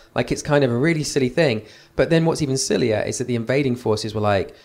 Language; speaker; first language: English; native; English